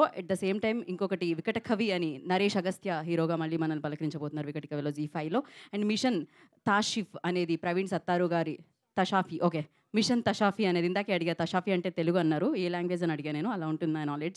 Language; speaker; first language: Telugu; native; Telugu